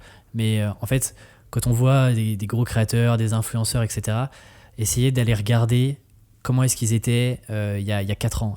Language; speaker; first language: French; native; French